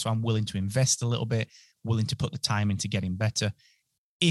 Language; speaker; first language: English; native; English